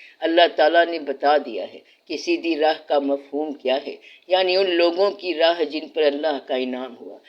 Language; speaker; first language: Urdu; non-native, local second language; Punjabi